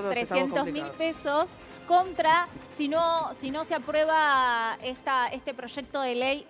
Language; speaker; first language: Spanish; native; Spanish